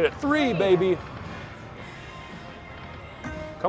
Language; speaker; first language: English; native; English